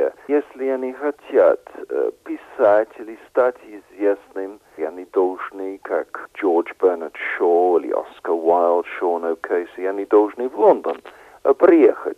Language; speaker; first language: Russian; non-native, fluent; Irish